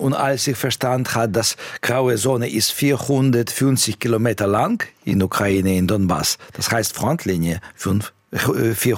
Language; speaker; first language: German; non-native, fluent; Russian